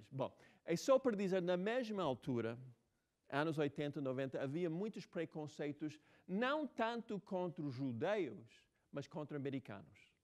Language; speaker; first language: Portuguese; non-native, fluent; English